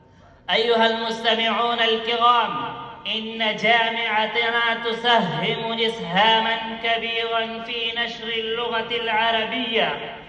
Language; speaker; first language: Arabic; non-native, learner; Urdu